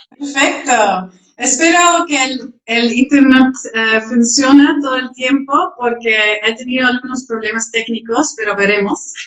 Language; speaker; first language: Spanish; non-native, fluent; Dutch